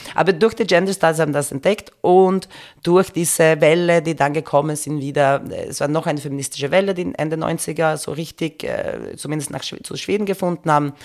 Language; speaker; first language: German; non-native, fluent; Finnish